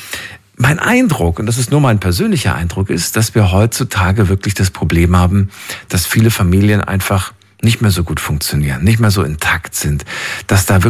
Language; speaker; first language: German; native; German